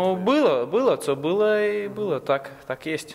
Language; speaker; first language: Polish; non-native, learner; Latvian